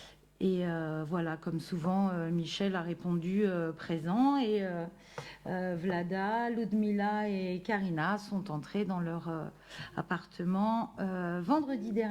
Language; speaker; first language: French; native; French